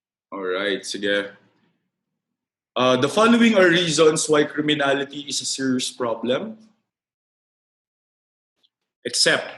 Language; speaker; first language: English; non-native, local second language; Filipino